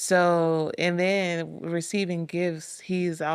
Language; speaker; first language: English; native; English